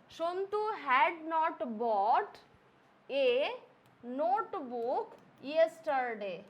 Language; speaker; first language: English; non-native, local second language; Bangla